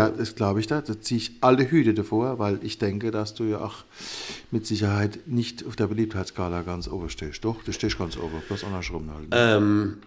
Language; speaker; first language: German; native; German